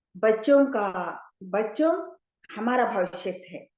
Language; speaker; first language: Hindi; non-native, local second language; Telugu